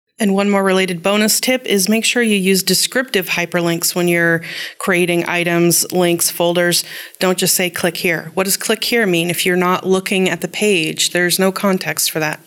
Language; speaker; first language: English; native; English